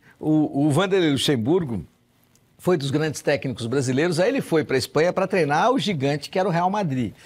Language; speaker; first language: Portuguese; native; Portuguese